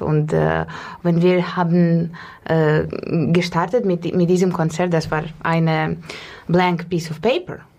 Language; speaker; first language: German; non-native, fluent; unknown